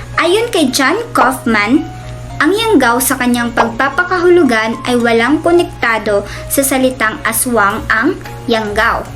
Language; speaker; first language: Filipino; non-native, local second language; Cebuano